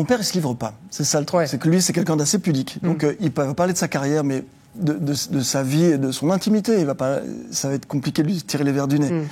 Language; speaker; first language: French; native; French